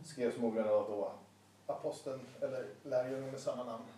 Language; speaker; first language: Swedish; native; Swedish